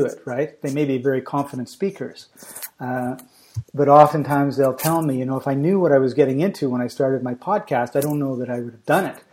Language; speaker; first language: English; native; English